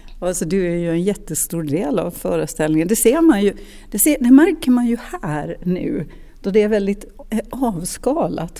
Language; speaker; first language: Swedish; native; Swedish